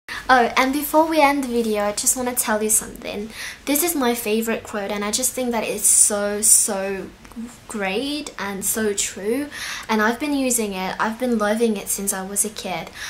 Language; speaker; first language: English; non-native, fluent; Vietnamese